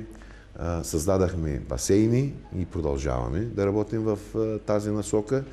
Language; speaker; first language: Bulgarian; native; Bulgarian